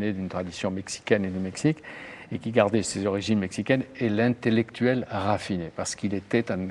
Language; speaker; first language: French; native; French